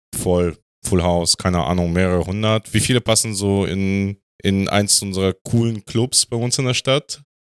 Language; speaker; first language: German; non-native, fluent; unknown